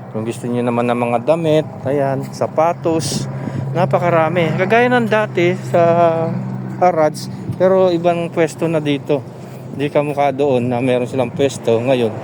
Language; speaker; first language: Filipino; non-native, local second language; Pampanga